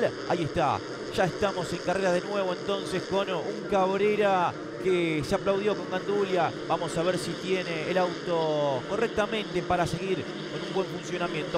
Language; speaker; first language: Spanish; native; Spanish